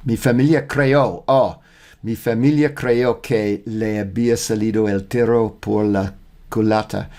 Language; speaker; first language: Spanish; non-native, learner; English